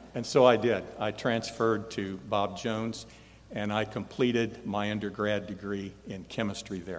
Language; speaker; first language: English; native; English